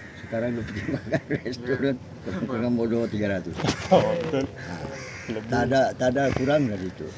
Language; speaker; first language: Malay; non-native, local second language; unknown